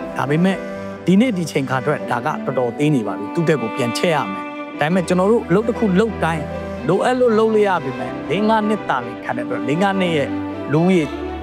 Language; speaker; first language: Burmese; non-native, local second language; Tamil